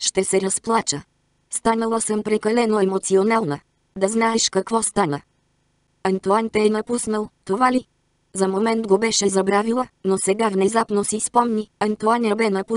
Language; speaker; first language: Bulgarian; native; Bulgarian